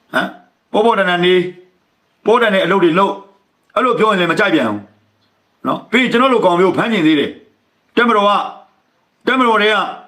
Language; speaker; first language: Burmese; native; Burmese